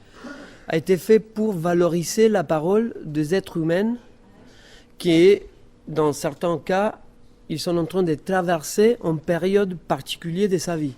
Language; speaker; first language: French; non-native, fluent; Spanish